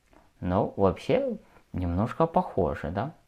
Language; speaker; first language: Russian; non-native, learner; Chinese